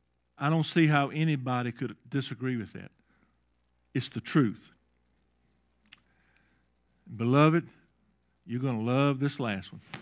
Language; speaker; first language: English; native; English